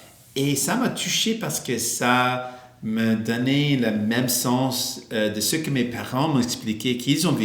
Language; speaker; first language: French; non-native, local second language; English